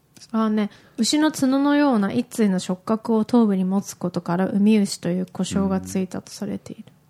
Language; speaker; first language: Japanese; native; Japanese